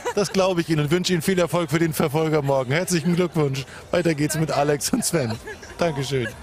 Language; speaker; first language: German; native; German